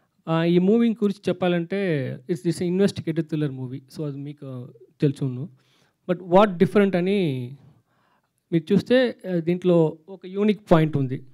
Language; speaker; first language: Telugu; non-native, local second language; Tamil